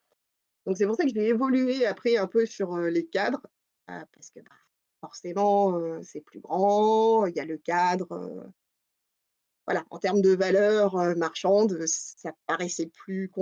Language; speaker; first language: French; native; French